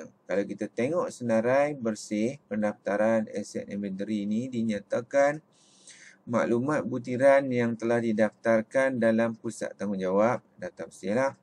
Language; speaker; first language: Malay; native; Malay